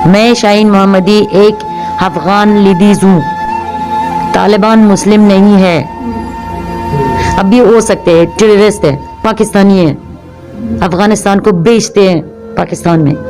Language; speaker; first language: Hindi; non-native, fluent; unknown